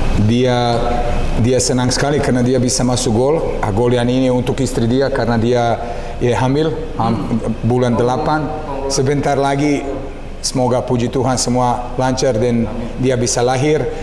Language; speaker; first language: Indonesian; non-native, learner; Serbian